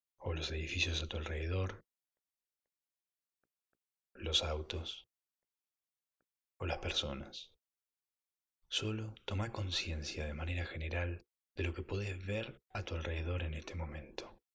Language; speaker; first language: Spanish; native; Spanish